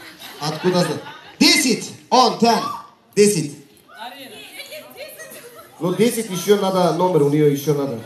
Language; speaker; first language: Russian; non-native, learner; Turkish